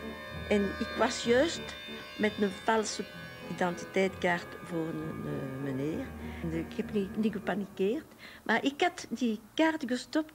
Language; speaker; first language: Dutch; non-native, local second language; French